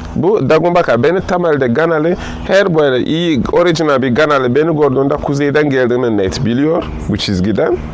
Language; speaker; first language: Turkish; non-native, learner; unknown